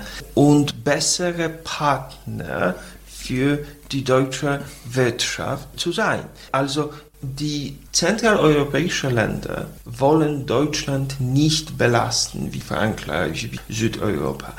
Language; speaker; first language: German; non-native, fluent; Polish